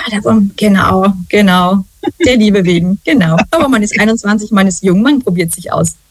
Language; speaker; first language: German; native; German